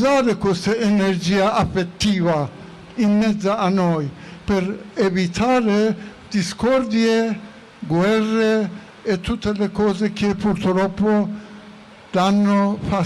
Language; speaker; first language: Italian; non-native, fluent; Persian